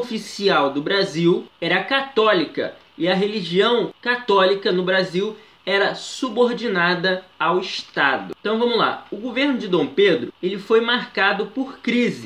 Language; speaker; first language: Portuguese; native; Portuguese